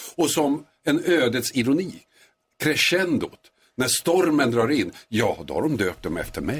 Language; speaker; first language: Swedish; native; Swedish